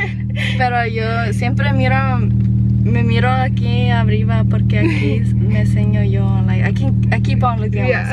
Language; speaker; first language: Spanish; early bilingual, heritage; Spanish